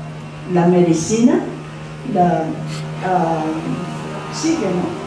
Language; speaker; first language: Spanish; non-native, fluent; English